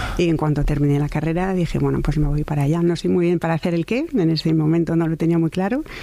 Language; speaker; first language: Spanish; non-native, fluent; French